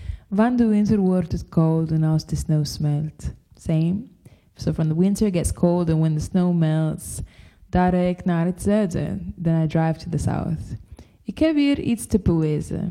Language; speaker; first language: Dutch; non-native, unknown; English